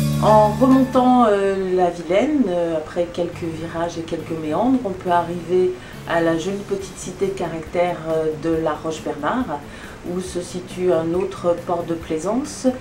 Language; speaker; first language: French; native; French